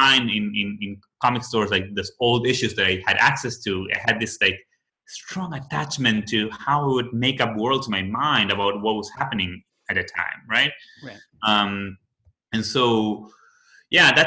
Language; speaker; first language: English; non-native, fluent; Spanish